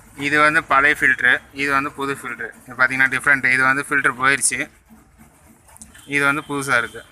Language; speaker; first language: Tamil; native; Tamil